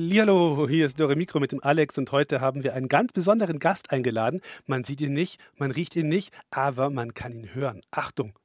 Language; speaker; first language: German; native; German